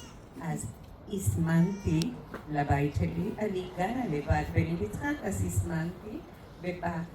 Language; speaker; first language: Hebrew; non-native, fluent; Spanish